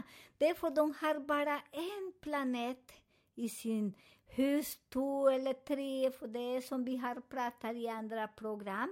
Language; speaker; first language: Swedish; non-native, learner; Spanish